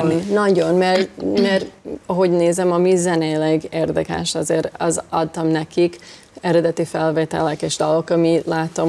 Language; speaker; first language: Hungarian; early bilingual, heritage; English